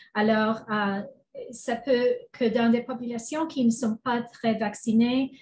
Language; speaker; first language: French; non-native, learner; English